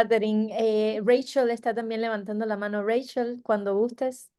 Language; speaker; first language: Spanish; native; Spanish